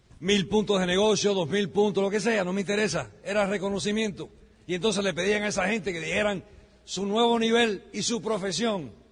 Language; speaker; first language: Spanish; early bilingual, heritage; Spanish